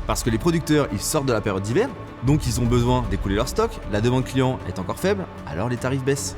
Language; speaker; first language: French; native; French